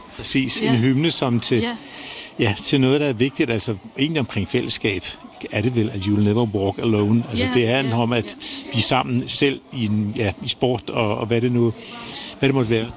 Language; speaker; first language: Danish; native; Danish